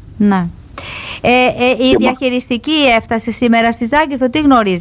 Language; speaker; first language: Greek; native; Greek